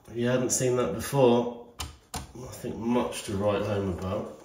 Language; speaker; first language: English; native; English